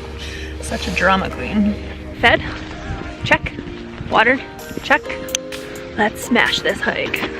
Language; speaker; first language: English; native; English